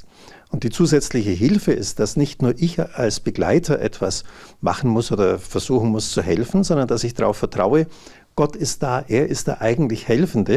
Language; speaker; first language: German; native; German